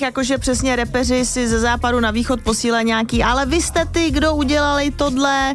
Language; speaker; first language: Czech; native; Czech